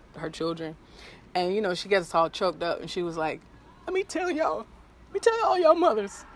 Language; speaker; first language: English; native; English